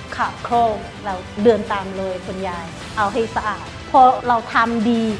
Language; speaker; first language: Thai; non-native, fluent; Burmese